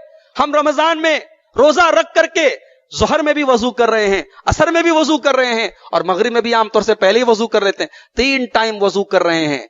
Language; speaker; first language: Urdu; native; Urdu